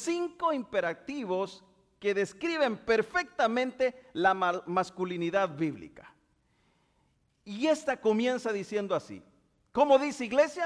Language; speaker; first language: Spanish; native; Spanish